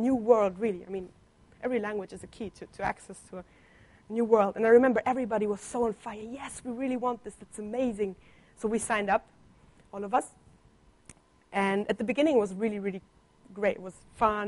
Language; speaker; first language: English; non-native, fluent; Italian